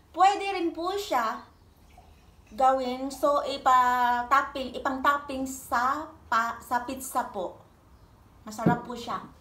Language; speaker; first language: Filipino; non-native, local second language; Cebuano